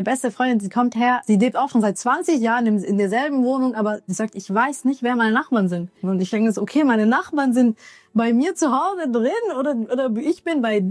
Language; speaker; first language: German; early bilingual, other home language; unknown